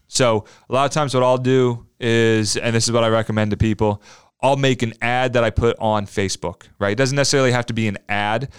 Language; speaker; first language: English; native; English